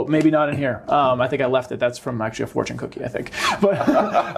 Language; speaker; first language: English; native; English